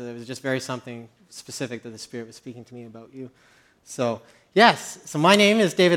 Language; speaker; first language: English; native; English